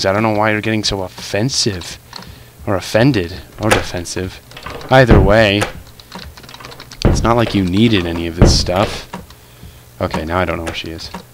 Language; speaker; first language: English; native; English